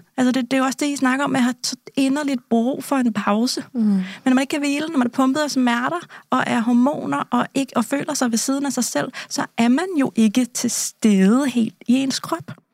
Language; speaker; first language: Danish; native; Danish